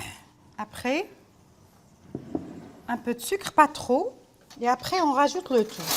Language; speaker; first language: French; non-native, local second language; Arabic